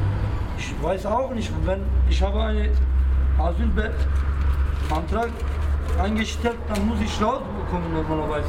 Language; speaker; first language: German; non-native, learner; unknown